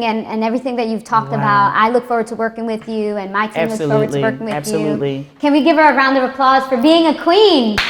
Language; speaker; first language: English; native; English